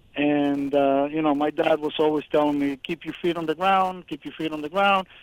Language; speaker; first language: English; early bilingual, other home language; Spanish